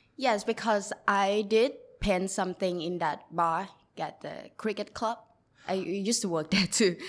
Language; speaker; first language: English; non-native, learner; Thai